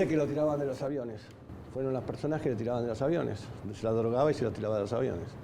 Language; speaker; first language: Spanish; native; Spanish